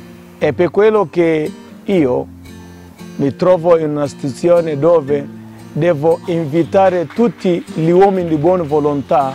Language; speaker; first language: Italian; non-native, fluent; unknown